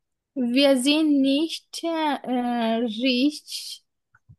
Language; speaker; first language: German; non-native, learner; Bangla